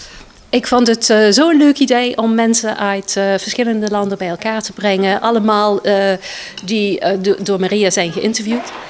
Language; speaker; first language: Dutch; non-native, fluent; English